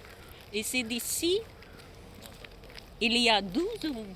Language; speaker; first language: French; non-native, learner; Russian